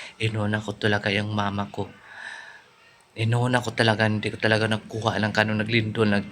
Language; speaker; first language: Filipino; non-native, local second language; Cebuano